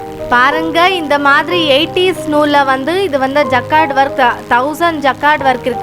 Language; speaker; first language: Tamil; native; Tamil